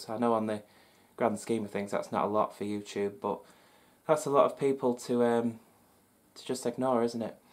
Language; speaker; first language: English; native; English